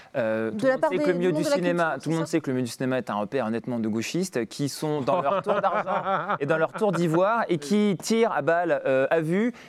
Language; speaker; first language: French; native; French